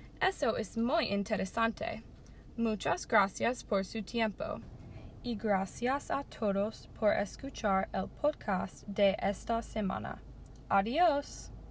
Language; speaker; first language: Spanish; non-native, learner; English